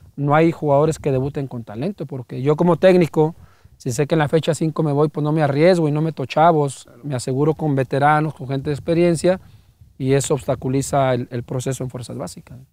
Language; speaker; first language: Spanish; native; Spanish